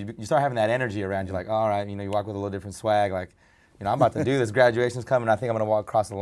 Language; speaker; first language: English; early bilingual, other home language; Spanish